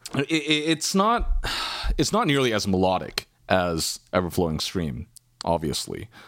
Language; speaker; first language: English; native; English